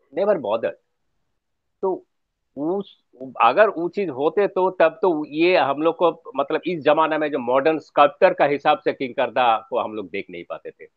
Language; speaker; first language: Hindi; non-native, local second language; Bangla